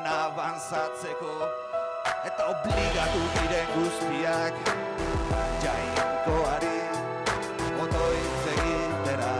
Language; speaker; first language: Basque; native; Basque